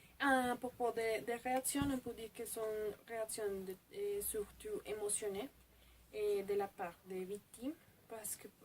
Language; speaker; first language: French; non-native, fluent; Spanish